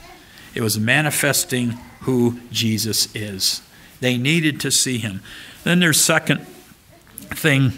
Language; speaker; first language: English; native; English